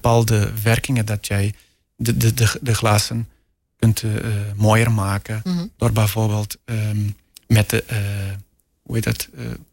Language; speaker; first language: Dutch; non-native, fluent; Portuguese